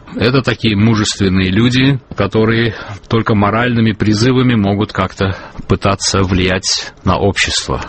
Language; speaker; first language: Russian; non-native, local second language; Azerbaijani